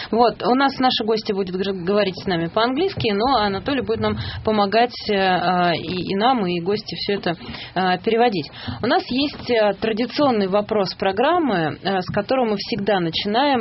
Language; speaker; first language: Russian; native; Russian